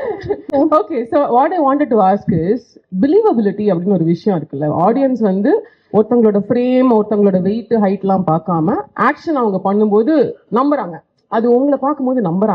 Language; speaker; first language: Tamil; native; Tamil